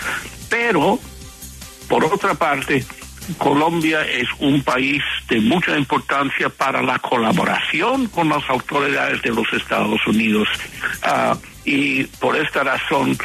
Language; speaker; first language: Spanish; non-native, fluent; English